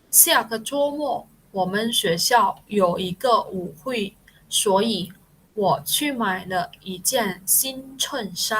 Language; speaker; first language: Chinese; non-native, fluent; Thai